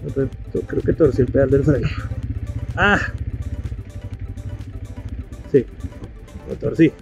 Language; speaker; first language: Spanish; native; Spanish